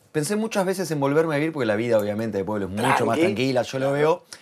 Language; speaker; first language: Spanish; native; Spanish